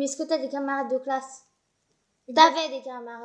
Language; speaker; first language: French; native; French